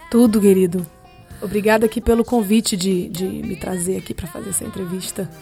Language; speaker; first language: Portuguese; early bilingual, heritage; Portuguese